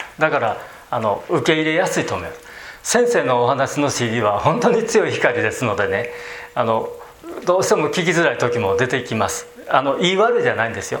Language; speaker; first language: Japanese; native; Japanese